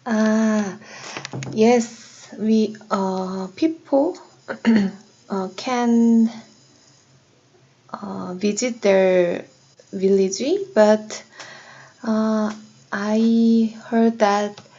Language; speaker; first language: English; non-native, learner; Korean